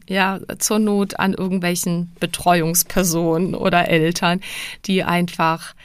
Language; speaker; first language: German; early bilingual, other home language; Czech